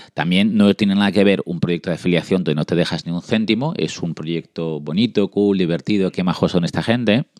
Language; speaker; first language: Spanish; early bilingual, other home language; French